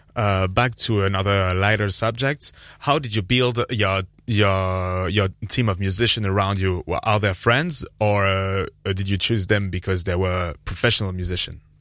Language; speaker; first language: English; non-native, fluent; French